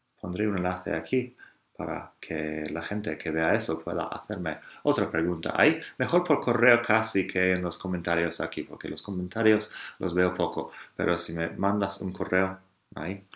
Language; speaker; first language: Spanish; non-native, fluent; English